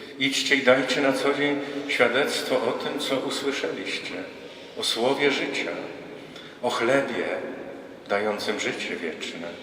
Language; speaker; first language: Polish; native; Polish